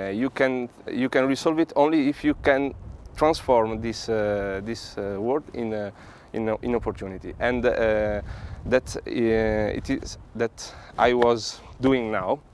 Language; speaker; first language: English; non-native, learner; Italian